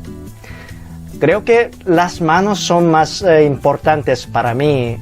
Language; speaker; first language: Spanish; non-native, fluent; Korean